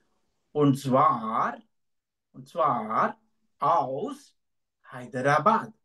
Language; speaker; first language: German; non-native, fluent; Telugu